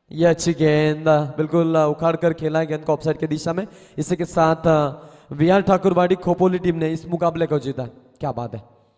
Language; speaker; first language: Hindi; non-native, local second language; Marathi